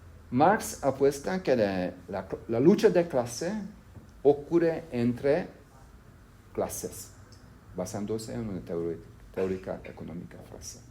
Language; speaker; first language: Spanish; non-native, fluent; Hungarian